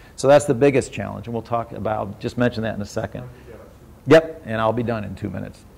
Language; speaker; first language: English; native; English